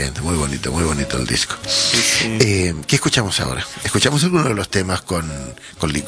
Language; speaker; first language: Spanish; native; Spanish